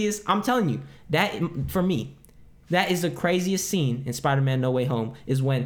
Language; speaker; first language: English; non-native, local second language; Filipino